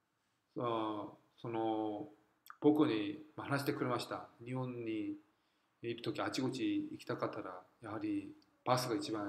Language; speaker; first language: Japanese; non-native, fluent; Korean